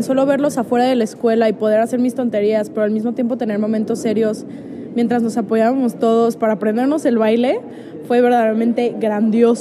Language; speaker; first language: Spanish; native; Spanish